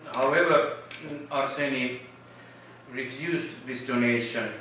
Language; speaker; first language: English; non-native, fluent; Finnish